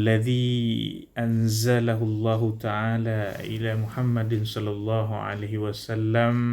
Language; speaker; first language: Arabic; non-native, learner; Indonesian